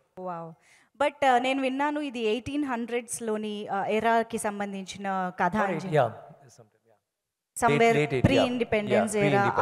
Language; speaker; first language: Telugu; native; Telugu